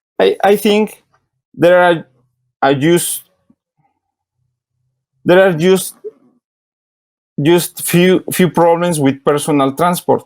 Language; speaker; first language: English; non-native, learner; Spanish